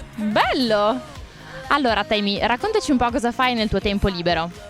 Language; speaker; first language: Italian; native; Italian